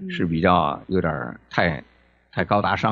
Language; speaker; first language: Chinese; native; Chinese